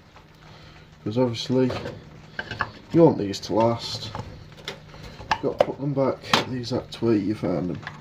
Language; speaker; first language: English; native; English